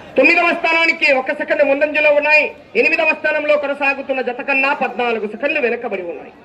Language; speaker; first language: Telugu; native; Telugu